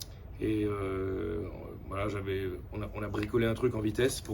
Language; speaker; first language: French; native; French